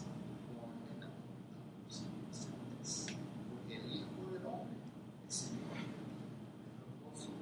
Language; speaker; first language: Spanish; non-native, fluent; English